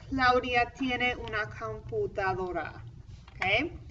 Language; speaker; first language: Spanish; non-native, fluent; English